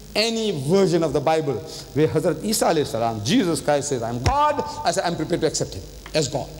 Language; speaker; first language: English; early bilingual, other home language; Gujarati